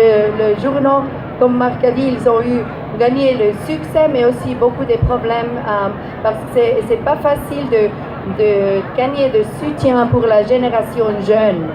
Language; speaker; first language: French; non-native, learner; English